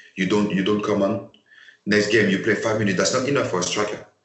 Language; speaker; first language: English; non-native, fluent; French